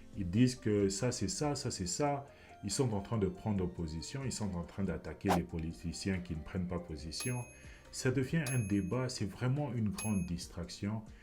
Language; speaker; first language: French; non-native, local second language; Lingala